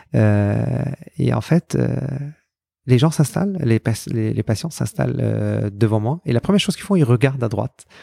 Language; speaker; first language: French; non-native, fluent; Arabic